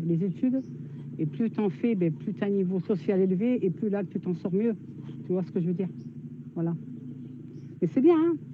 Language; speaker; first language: French; native; French